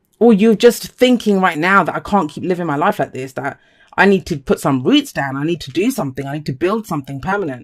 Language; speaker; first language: English; native; English